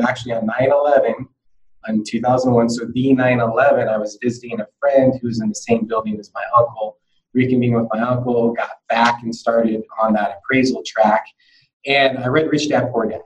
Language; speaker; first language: English; native; English